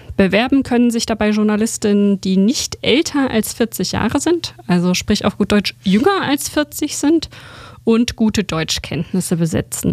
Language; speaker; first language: German; native; German